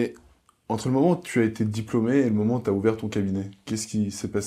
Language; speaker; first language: French; native; French